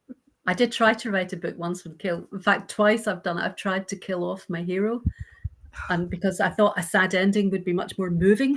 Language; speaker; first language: English; native; English